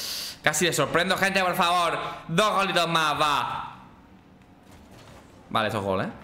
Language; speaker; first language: Spanish; native; Spanish